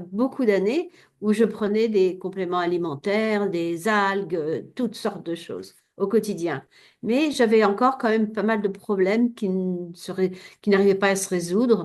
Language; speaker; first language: French; native; French